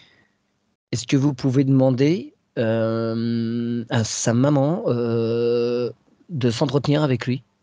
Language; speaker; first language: French; native; French